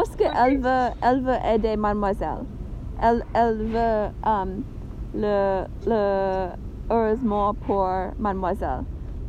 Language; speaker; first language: French; non-native, learner; English